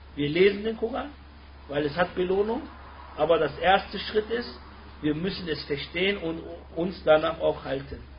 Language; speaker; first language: German; early bilingual, other home language; Turkish